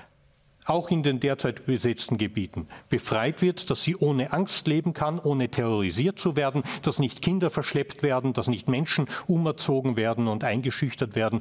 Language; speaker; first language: German; native; German